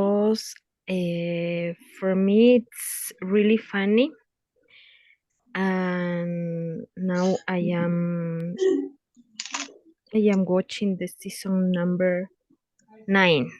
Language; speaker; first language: English; non-native, learner; Spanish